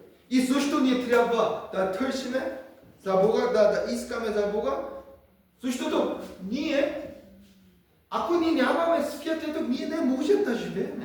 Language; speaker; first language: Bulgarian; non-native, learner; Korean